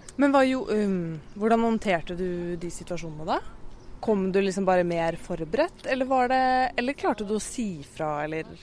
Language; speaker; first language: Norwegian; native; Norwegian